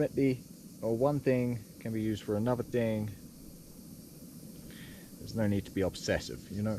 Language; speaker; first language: English; native; English